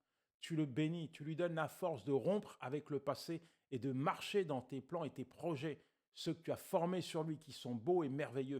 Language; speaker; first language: French; native; French